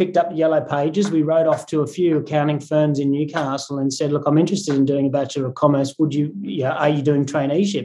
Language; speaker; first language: English; native; English